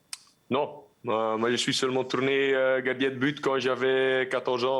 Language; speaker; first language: French; non-native, local second language; Dutch